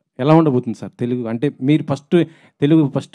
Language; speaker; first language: Telugu; native; Telugu